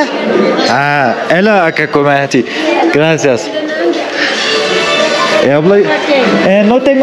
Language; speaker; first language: Spanish; non-native, learner; Turkish